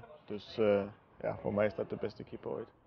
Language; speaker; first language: Dutch; non-native, fluent; German